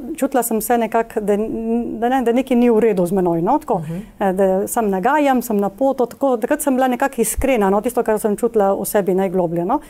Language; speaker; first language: Slovenian; early bilingual, heritage; Slovenian